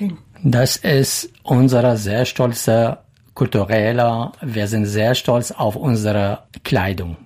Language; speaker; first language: German; non-native, learner; Central Kurdish